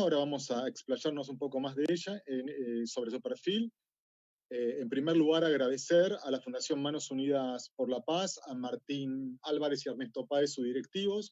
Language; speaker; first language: Spanish; native; Spanish